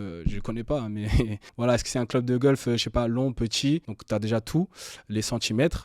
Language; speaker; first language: French; native; French